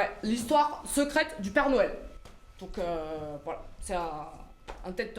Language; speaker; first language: French; native; French